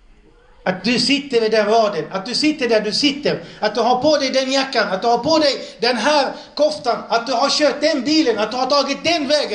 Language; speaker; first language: Swedish; non-native, local second language; Arabic